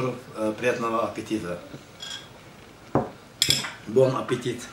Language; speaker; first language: Russian; non-native, fluent; Azerbaijani